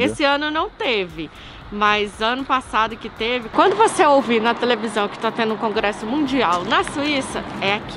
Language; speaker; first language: Portuguese; native; Portuguese